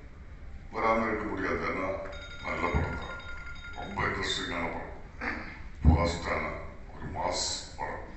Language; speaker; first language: Tamil; non-native, learner; Malayalam